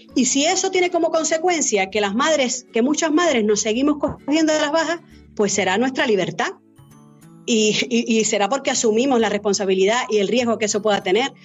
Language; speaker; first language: Spanish; native; Spanish